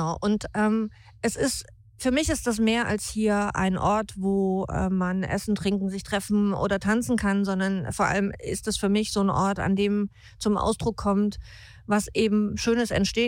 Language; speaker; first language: German; native; German